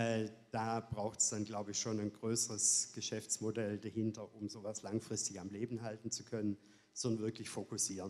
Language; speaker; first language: German; native; German